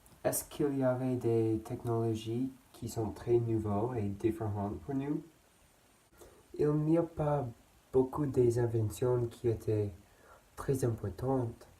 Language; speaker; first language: French; non-native, learner; English